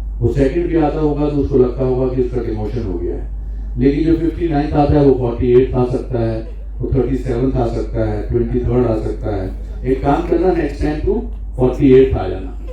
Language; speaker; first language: Hindi; native; Hindi